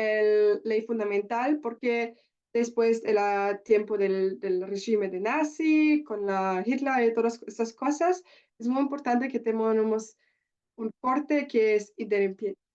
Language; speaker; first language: Spanish; non-native, learner; German